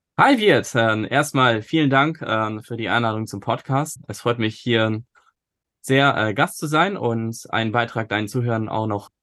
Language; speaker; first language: German; early bilingual, other home language; Russian